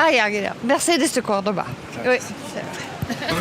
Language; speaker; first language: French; non-native, learner; German